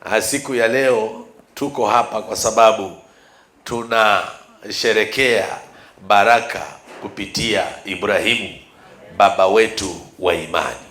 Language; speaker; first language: Swahili; non-native, local second language; Luyia